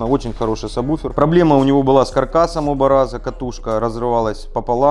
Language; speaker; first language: Russian; native; Russian